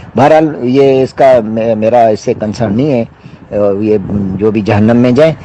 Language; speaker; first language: Urdu; non-native, local second language; Sindhi